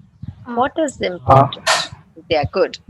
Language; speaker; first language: German; non-native, learner; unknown